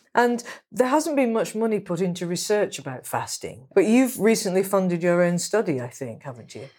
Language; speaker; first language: English; native; English